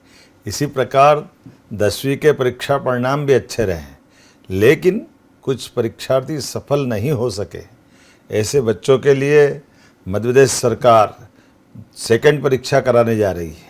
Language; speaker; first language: Hindi; native; Hindi